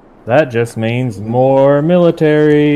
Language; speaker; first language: English; native; English